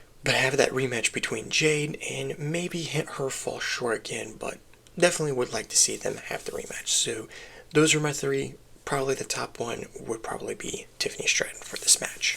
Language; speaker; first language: English; native; English